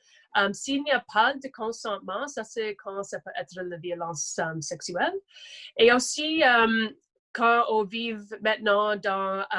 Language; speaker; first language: French; non-native, local second language; English